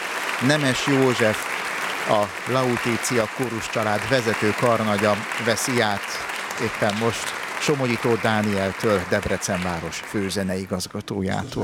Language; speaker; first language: Hungarian; native; Hungarian